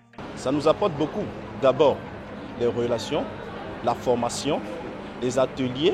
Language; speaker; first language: French; non-native, local second language; Bambara